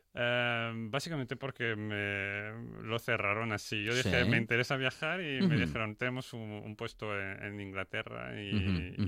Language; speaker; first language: Spanish; non-native, fluent; French